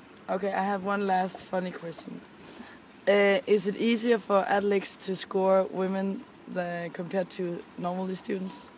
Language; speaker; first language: English; non-native, fluent; Danish